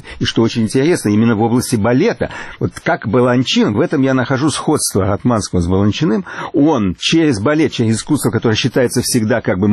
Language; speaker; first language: Russian; native; Russian